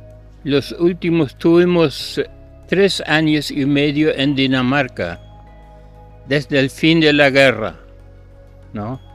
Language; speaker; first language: Spanish; early bilingual, other home language; German